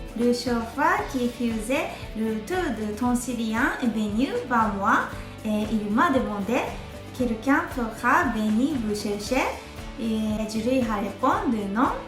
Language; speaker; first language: French; non-native, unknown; Japanese